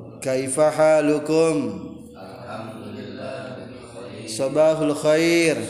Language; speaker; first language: Arabic; non-native, fluent; Indonesian